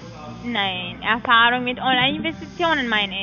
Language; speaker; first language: German; non-native, fluent; Russian